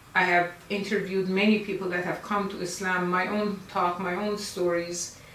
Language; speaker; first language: English; non-native, fluent; Persian